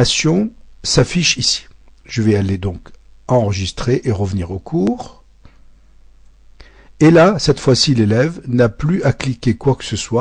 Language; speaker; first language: French; native; French